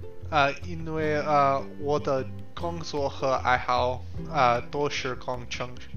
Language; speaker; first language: Chinese; non-native, learner; English